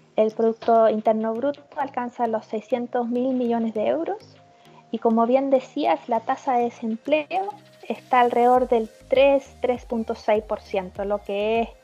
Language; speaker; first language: Spanish; early bilingual, heritage; German